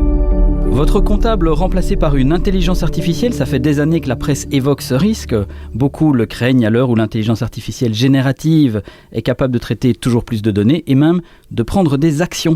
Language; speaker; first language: French; native; French